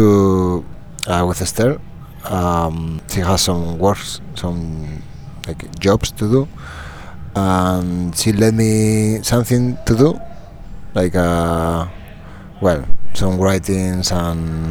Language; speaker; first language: English; non-native, fluent; Spanish